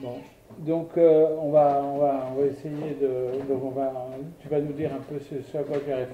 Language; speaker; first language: French; native; French